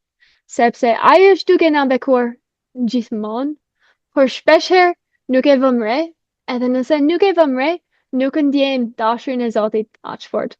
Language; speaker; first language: Albanian; non-native, fluent; English